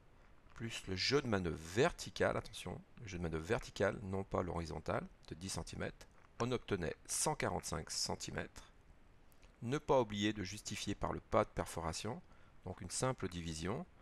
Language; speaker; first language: French; native; French